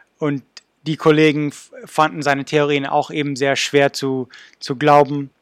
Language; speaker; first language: German; non-native, fluent; English